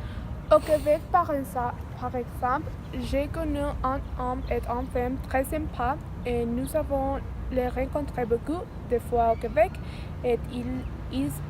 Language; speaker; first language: French; non-native, learner; Spanish